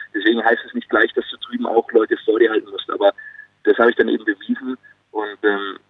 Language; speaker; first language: German; native; German